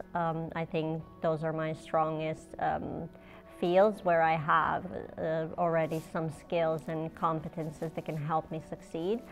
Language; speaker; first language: English; non-native, fluent; Serbian